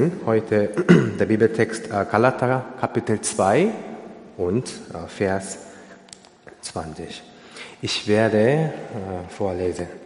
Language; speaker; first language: German; non-native, learner; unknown